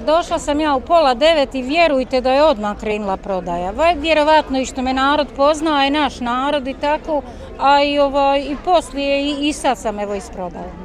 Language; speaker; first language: Bosnian; native; Bosnian